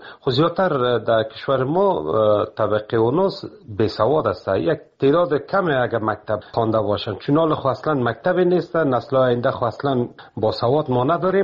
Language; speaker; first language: Persian; native; Persian